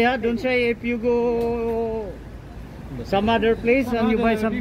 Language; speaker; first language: English; non-native, local second language; Filipino